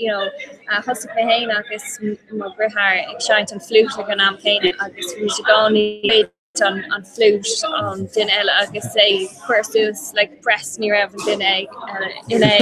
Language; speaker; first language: Irish; non-native, local second language; English